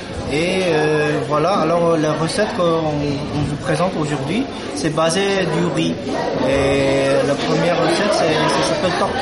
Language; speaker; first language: French; non-native, fluent; Korean